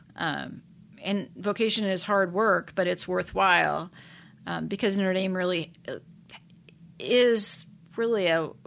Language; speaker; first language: English; native; English